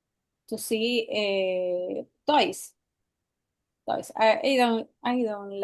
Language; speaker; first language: English; non-native, learner; Spanish